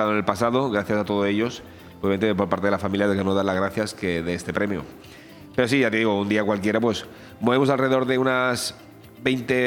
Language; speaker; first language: Spanish; native; Spanish